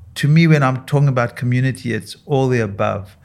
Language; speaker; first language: English; native; English